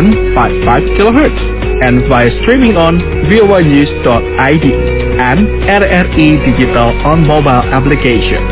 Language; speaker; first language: English; non-native, fluent; Indonesian